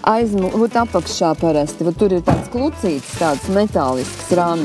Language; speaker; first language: Latvian; non-native, local second language; Russian